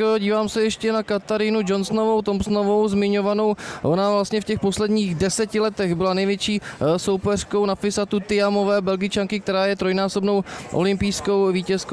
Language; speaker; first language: Czech; native; Czech